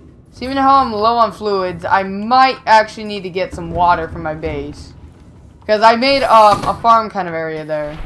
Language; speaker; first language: English; native; English